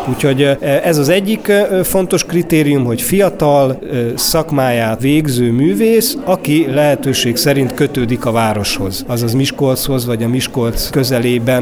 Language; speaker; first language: Hungarian; native; Hungarian